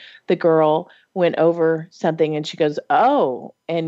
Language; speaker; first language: English; native; English